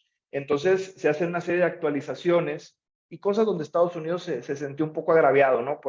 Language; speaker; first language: Spanish; native; Spanish